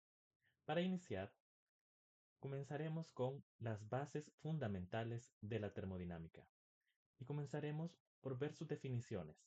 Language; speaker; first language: Spanish; native; Spanish